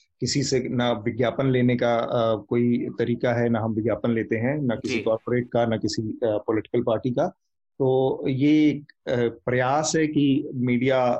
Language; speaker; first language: Hindi; native; Hindi